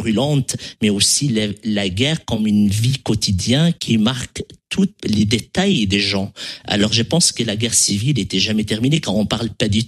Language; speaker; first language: French; non-native, local second language; Arabic